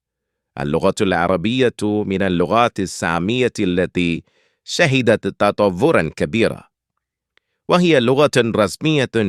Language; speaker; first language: Arabic; non-native, fluent; Malayalam